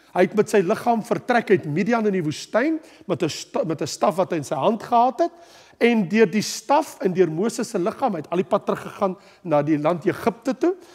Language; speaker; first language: Afrikaans; native; Afrikaans